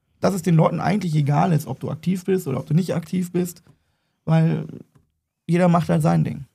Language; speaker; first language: German; native; German